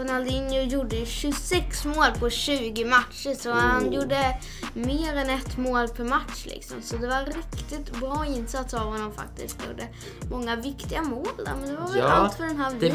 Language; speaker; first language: Swedish; native; Swedish